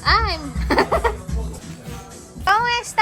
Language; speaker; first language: Spanish; non-native, learner; Filipino